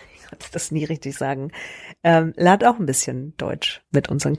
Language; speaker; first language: German; native; German